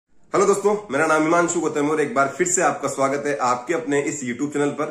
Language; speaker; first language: Hindi; native; Hindi